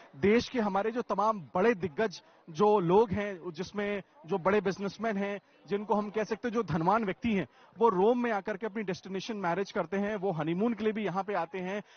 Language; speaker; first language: Hindi; native; Hindi